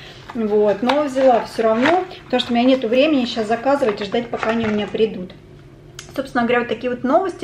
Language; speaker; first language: Russian; native; Russian